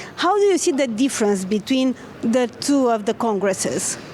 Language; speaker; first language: English; non-native, fluent; Romanian